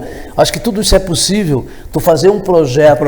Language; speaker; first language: Portuguese; native; Portuguese